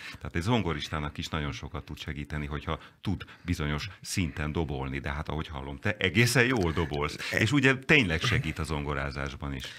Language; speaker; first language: Hungarian; native; Hungarian